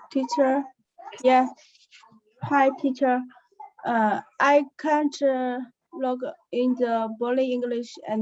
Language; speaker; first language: English; non-native, learner; Chinese